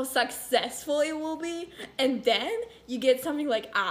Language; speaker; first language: English; non-native, fluent; Polish